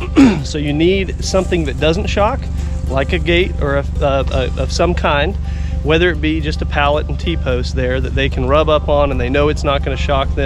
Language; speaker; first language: English; native; English